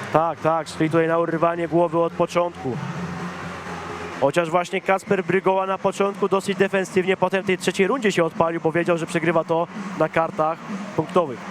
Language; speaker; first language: Polish; native; Polish